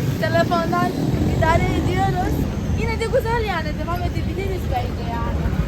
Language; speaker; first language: Turkish; non-native, fluent; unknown